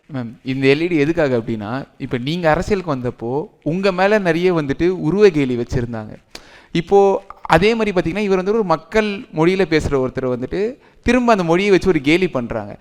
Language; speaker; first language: Tamil; native; Tamil